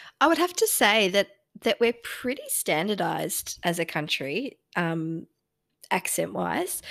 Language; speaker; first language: English; native; English